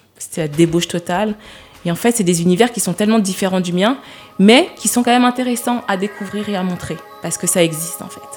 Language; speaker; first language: French; early bilingual, other home language; Lingala